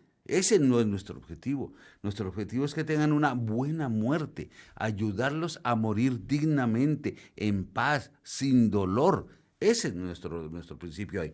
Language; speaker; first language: Spanish; native; Spanish